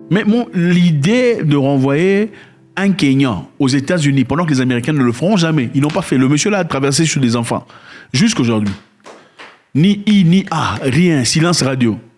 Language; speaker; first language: French; non-native, local second language; Lingala